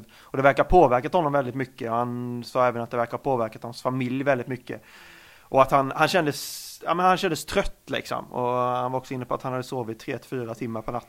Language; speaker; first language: Swedish; native; Swedish